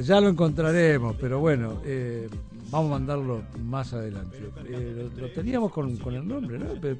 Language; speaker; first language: Spanish; native; Spanish